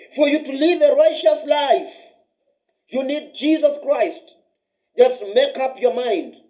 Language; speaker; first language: English; non-native, local second language; Swahili